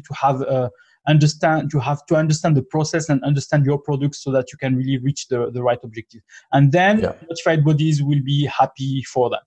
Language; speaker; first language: English; non-native, fluent; French